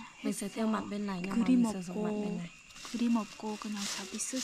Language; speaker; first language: Korean; non-native, fluent; Vietnamese